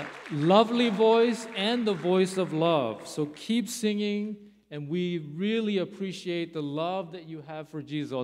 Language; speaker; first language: English; early bilingual, other home language; Korean